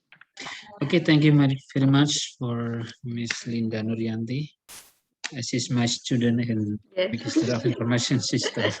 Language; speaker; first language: English; non-native, learner; Indonesian